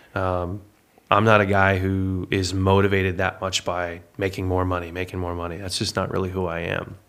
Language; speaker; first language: English; native; English